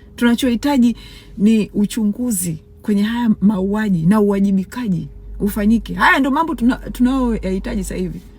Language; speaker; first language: Swahili; native; Swahili